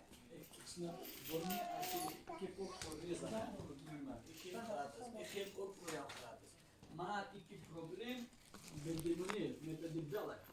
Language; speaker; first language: Dutch; non-native, learner; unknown